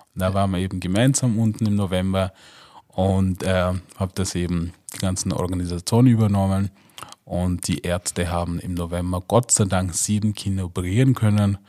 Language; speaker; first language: German; non-native, fluent; Mossi